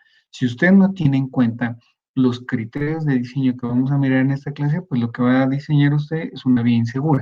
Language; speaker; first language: Spanish; native; Spanish